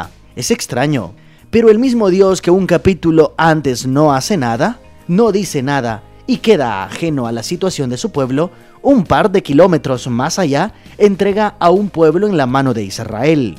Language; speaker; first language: Spanish; native; Spanish